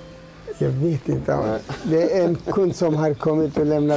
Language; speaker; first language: Swedish; non-native, learner; Turoyo